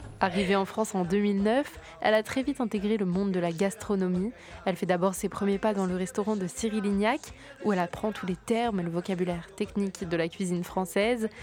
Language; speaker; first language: French; native; French